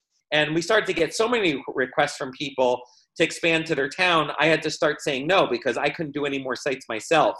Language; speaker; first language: English; native; English